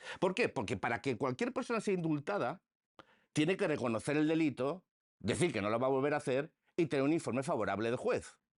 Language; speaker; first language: Spanish; native; Spanish